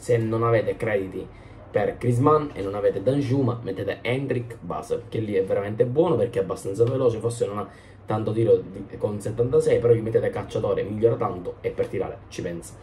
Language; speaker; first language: Italian; native; Italian